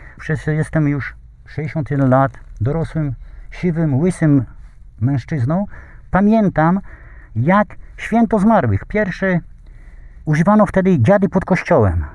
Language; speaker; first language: Polish; native; Polish